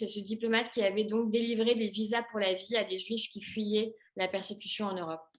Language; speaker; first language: French; native; French